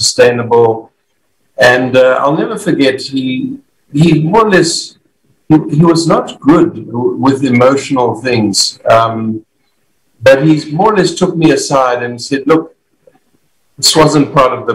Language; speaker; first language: English; native; English